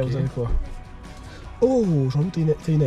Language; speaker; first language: French; native; French